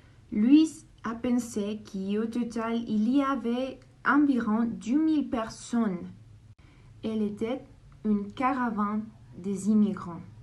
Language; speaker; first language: French; non-native, learner; Spanish